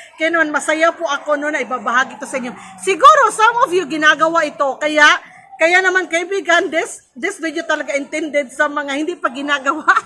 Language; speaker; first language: Filipino; non-native, local second language; Cebuano